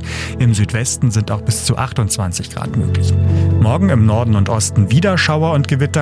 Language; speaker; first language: German; native; German